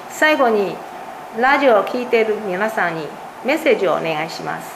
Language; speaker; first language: Japanese; native; Japanese